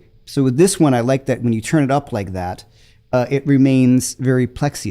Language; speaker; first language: English; native; English